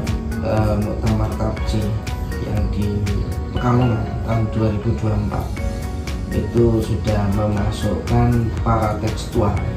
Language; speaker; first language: Indonesian; native; Indonesian